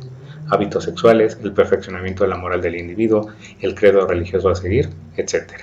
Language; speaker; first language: Spanish; native; Spanish